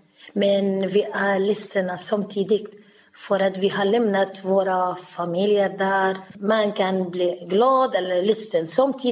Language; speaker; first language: Swedish; non-native, learner; Arabic